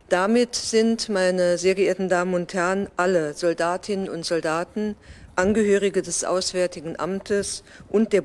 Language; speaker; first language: German; native; German